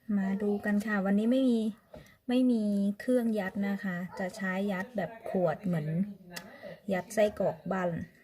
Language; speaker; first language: Thai; native; Thai